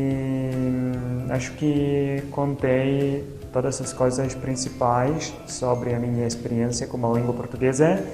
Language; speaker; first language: Portuguese; non-native, fluent; Italian